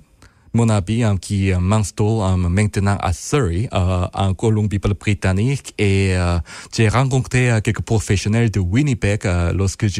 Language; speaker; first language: French; non-native, fluent; Korean